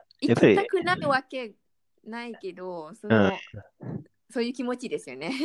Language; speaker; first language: Japanese; non-native, fluent; Malay